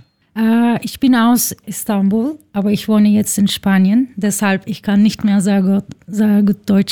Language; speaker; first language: German; non-native, learner; Turkish